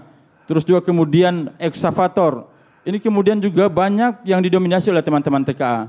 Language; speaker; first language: Indonesian; native; Indonesian